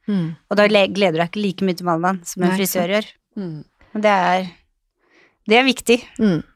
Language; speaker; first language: Norwegian; native; Norwegian